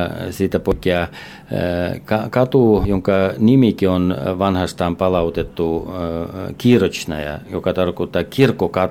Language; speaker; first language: Finnish; non-native, fluent; Russian